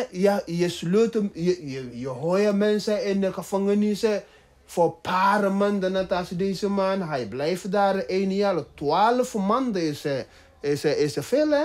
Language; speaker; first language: Dutch; non-native, learner; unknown